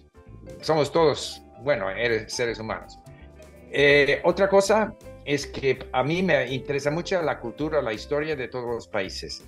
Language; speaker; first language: Spanish; non-native, fluent; English